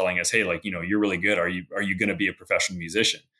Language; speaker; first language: English; native; English